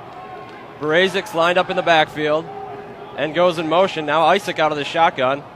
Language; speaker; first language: English; native; English